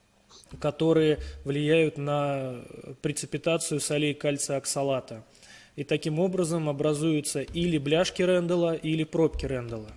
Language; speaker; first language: Russian; native; Russian